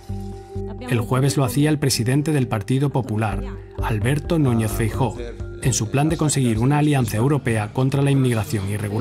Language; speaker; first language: Spanish; native; Spanish